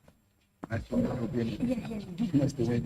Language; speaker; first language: English; non-native, fluent; Indonesian